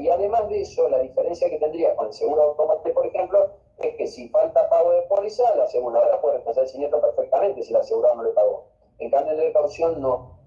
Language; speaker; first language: Spanish; native; Spanish